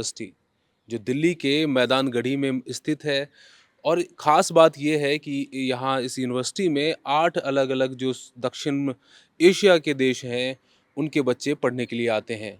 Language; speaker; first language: Hindi; native; Hindi